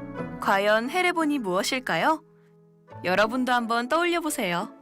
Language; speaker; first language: Korean; native; Korean